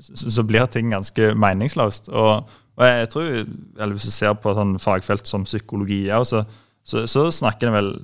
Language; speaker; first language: Norwegian; native; Norwegian